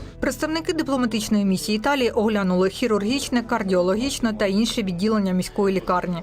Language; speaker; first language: Ukrainian; native; Ukrainian